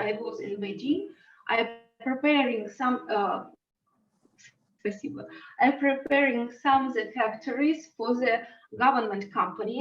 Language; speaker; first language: English; non-native, learner; Russian